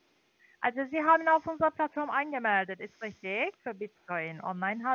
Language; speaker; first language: German; non-native, learner; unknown